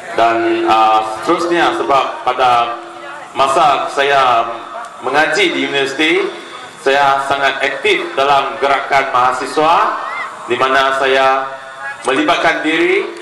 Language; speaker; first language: Malay; non-native, local second language; Chinese